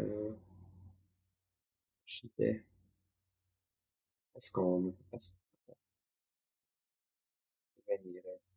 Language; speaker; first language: Italian; non-native, learner; English